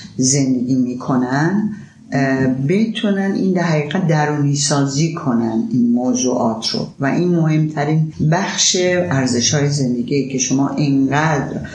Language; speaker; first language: Persian; native; Persian